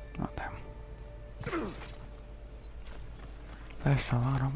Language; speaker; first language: English; non-native, learner; Lithuanian